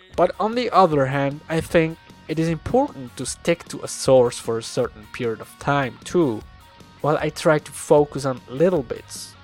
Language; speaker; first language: English; non-native, fluent; Swiss German